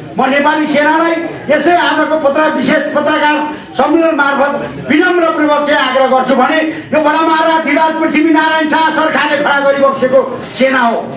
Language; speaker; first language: Nepali; native; Nepali